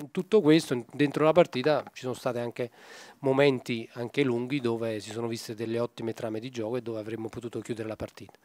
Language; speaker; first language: Italian; native; Italian